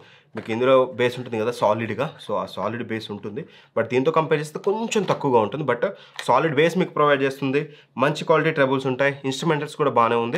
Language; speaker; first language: Telugu; native; Telugu